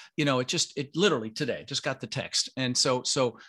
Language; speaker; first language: English; early bilingual, other home language; Dutch